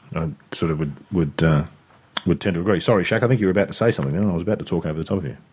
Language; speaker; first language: English; native; English